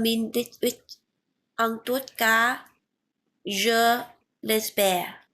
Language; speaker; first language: French; non-native, learner; Vietnamese